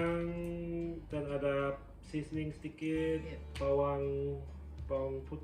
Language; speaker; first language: Indonesian; non-native, fluent; English